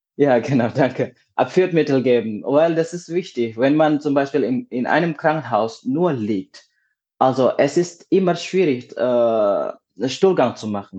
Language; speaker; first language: German; non-native, fluent; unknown